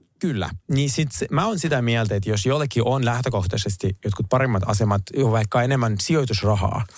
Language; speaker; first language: Finnish; early bilingual, other home language; Russian